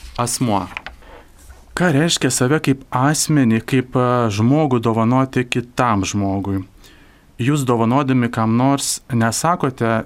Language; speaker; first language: Lithuanian; native; Lithuanian